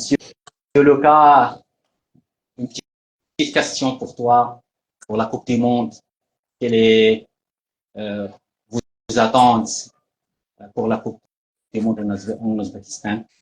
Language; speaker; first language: French; non-native, learner; Arabic